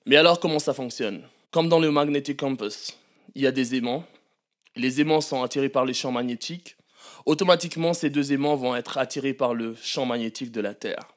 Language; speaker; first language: French; non-native, local second language; Malagasy